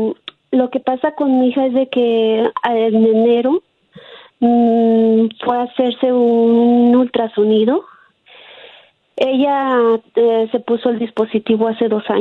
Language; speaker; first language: Spanish; native; Spanish